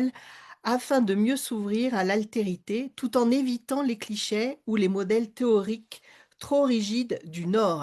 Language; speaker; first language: French; non-native, fluent; Spanish